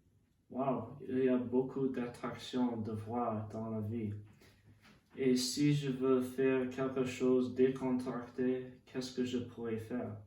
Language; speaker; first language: French; non-native, learner; English